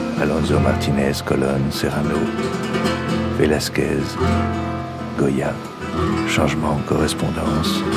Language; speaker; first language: French; native; French